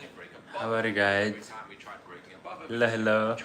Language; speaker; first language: English; non-native, learner; Nepali